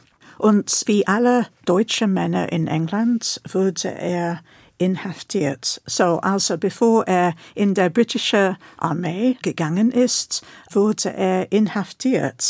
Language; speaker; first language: German; non-native, fluent; English